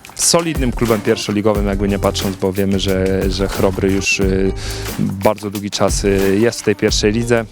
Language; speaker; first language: Polish; native; Polish